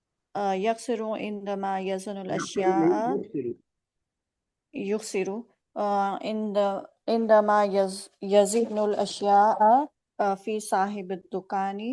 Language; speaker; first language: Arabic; non-native, learner; Urdu